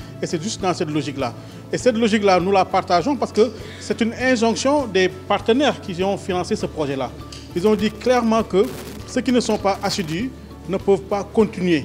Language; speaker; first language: French; non-native, local second language; Wolof